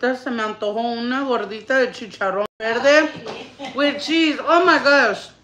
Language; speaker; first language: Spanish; early bilingual, heritage; Spanish